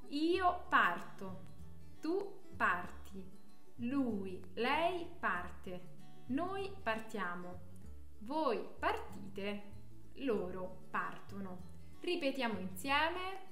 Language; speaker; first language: Italian; non-native, fluent; French